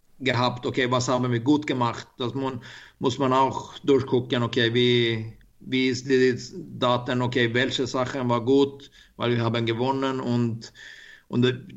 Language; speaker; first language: German; non-native, learner; Swedish